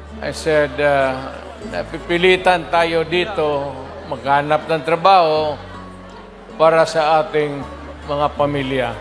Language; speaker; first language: Filipino; non-native, local second language; Cebuano